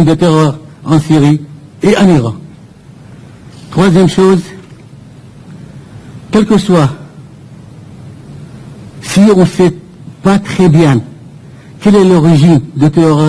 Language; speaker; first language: French; non-native, fluent; Persian